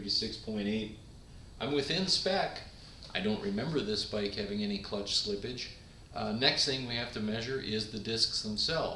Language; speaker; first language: English; native; English